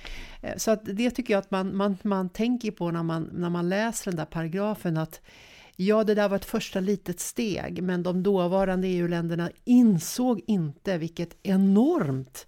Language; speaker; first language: Swedish; native; Swedish